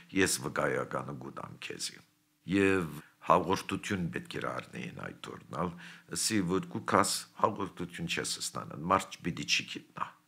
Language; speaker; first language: Armenian; early bilingual, heritage; Armenian